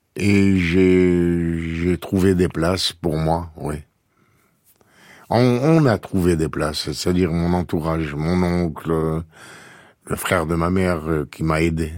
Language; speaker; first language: French; native; French